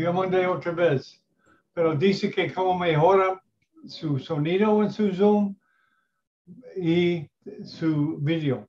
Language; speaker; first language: Spanish; non-native, learner; English